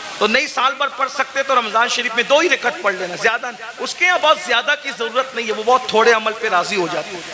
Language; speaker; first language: Urdu; native; Urdu